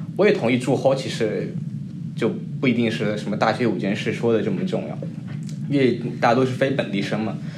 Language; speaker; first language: Chinese; native; Chinese